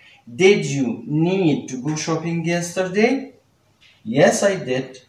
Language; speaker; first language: English; non-native, fluent; Arabic